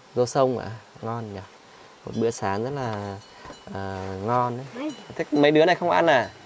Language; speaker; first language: Vietnamese; native; Vietnamese